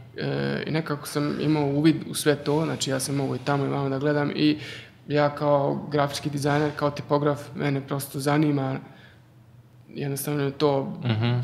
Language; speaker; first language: Serbian; early bilingual, heritage; Serbian